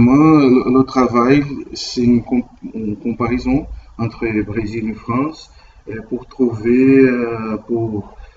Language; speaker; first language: French; non-native, learner; Portuguese